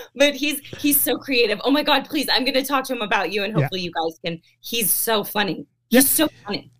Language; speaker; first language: English; early bilingual, other home language; Filipino